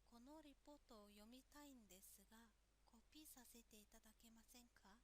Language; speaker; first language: Japanese; non-native, fluent; Mongolian